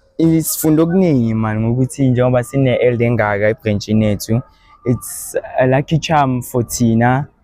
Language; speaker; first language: Zulu; native; Zulu